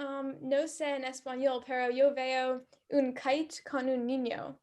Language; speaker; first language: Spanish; non-native, learner; English